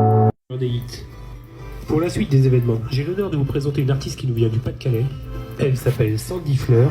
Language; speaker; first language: French; native; French